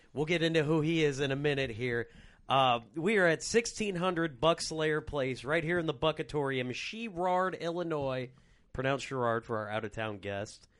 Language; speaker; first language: English; native; English